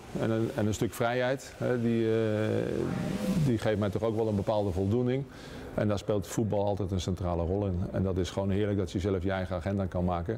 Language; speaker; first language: Dutch; native; Dutch